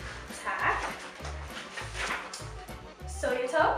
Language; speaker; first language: Czech; non-native, learner; English